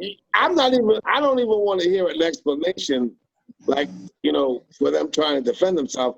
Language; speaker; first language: English; native; English